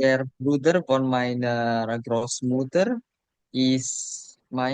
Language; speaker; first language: German; non-native, learner; Indonesian